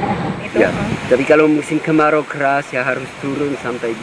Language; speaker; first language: Indonesian; non-native, fluent; French